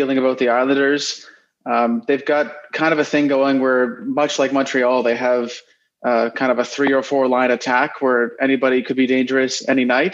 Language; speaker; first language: English; native; English